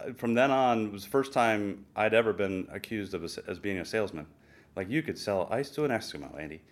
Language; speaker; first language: English; native; English